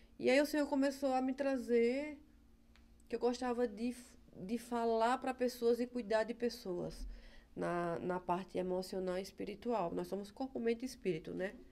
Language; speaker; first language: Portuguese; native; Portuguese